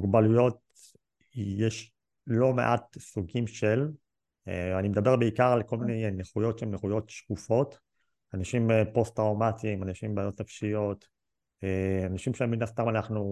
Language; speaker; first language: Hebrew; native; Hebrew